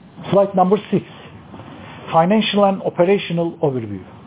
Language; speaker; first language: English; non-native, fluent; Turkish